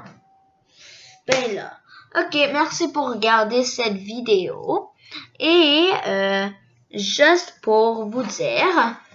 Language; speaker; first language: French; early bilingual, other home language; Korean